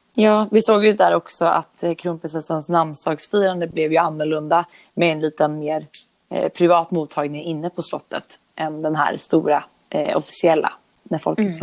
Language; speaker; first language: Swedish; native; Swedish